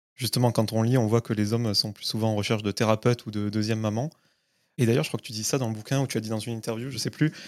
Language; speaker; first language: French; native; French